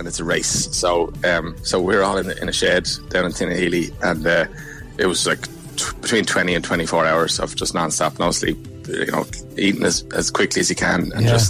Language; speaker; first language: English; native; English